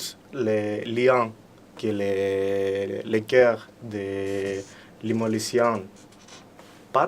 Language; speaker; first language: French; non-native, fluent; Greek